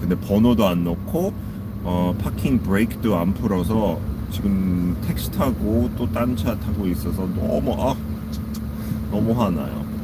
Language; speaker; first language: Korean; non-native, fluent; English